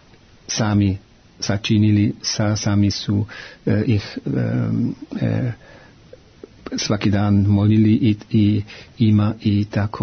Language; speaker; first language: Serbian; non-native, fluent; German